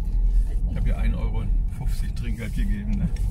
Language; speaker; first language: German; native; German